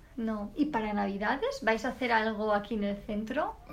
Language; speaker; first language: Spanish; native; Spanish